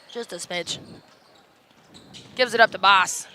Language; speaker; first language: English; native; English